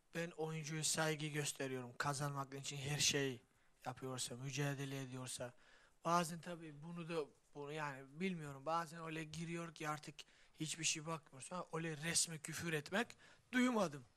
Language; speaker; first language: Turkish; non-native, fluent; Georgian